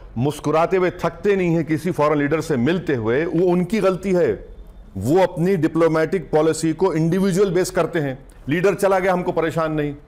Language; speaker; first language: Hindi; non-native, local second language; Urdu